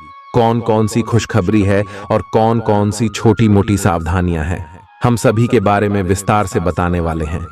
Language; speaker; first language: Hindi; native; Hindi